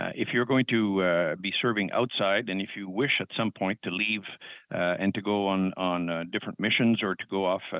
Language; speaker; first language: English; non-native, fluent; French